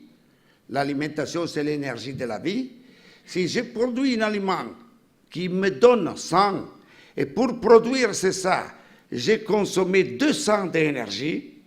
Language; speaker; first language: French; non-native, fluent; Italian